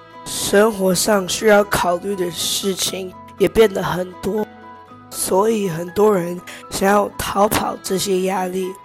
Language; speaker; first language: Chinese; early bilingual, heritage; Chinese